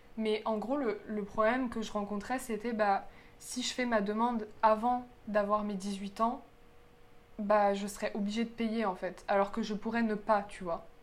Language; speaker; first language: French; early bilingual, other home language; Polish